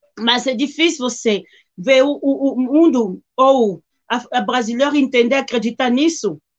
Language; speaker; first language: Portuguese; non-native, fluent; Lingala